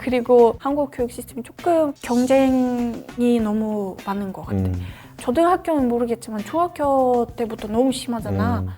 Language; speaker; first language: Korean; early bilingual, heritage; Korean